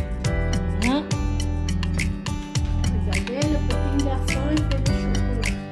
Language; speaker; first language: French; non-native, learner; Hmong